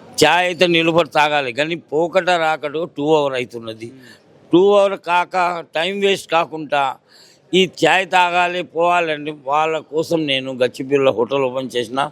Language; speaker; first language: Telugu; native; Telugu